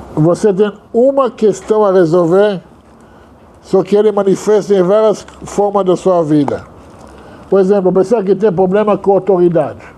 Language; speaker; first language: Portuguese; non-native, fluent; Hebrew